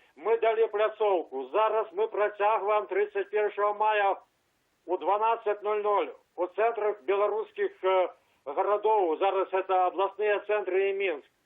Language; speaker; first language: Belarusian; native; Belarusian